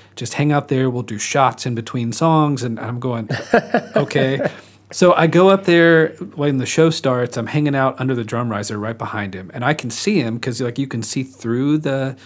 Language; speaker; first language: English; native; English